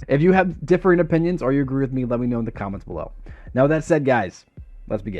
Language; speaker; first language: English; native; English